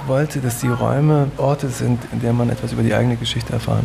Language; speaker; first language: German; early bilingual, other home language; Turkish